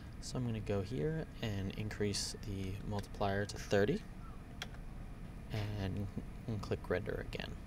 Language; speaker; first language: English; native; English